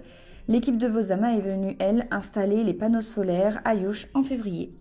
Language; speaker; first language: French; native; French